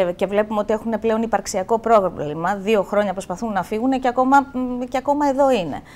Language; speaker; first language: Greek; native; Greek